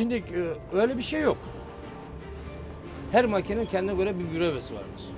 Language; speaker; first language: Turkish; native; Turkish